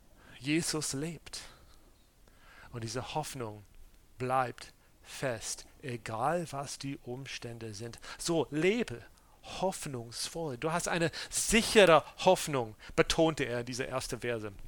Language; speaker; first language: German; non-native, fluent; English